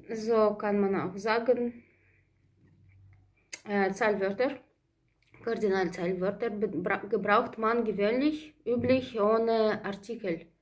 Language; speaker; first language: German; non-native, fluent; Russian